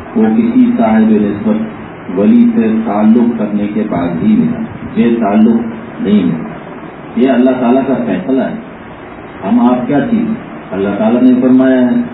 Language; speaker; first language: Urdu; native; Urdu